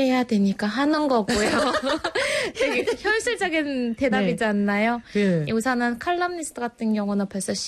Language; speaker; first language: Korean; non-native, fluent; Mongolian